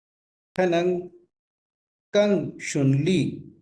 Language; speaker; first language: Chinese; non-native, learner; Urdu